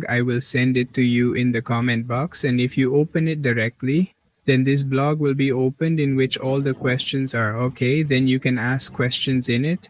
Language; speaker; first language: English; non-native, learner; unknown